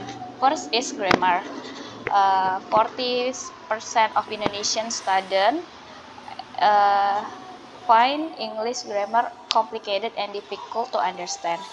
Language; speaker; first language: English; non-native, learner; Indonesian